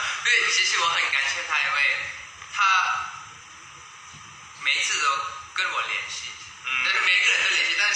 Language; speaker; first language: Chinese; non-native, learner; Thai